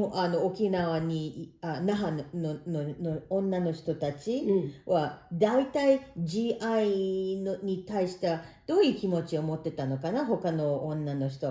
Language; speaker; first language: Japanese; early bilingual, heritage; Japanese